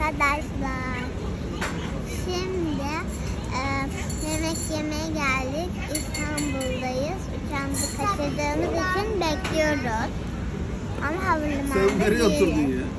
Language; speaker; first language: Turkish; early bilingual, heritage; Turkish